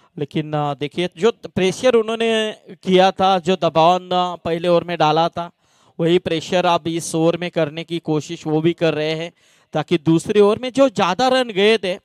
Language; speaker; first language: Hindi; non-native, local second language; Marathi